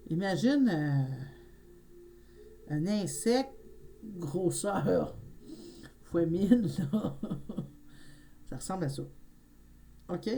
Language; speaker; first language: French; native; French